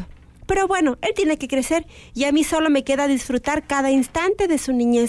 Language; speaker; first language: Spanish; native; Spanish